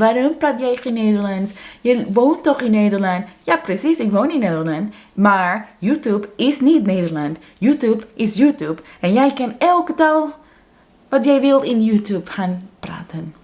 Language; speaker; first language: Dutch; non-native, fluent; Spanish